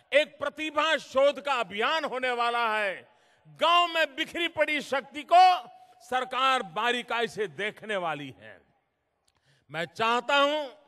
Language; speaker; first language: Hindi; non-native, local second language; Gujarati